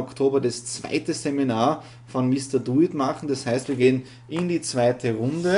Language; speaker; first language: German; native; German